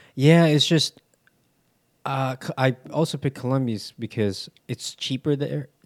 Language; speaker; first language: English; early bilingual, other home language; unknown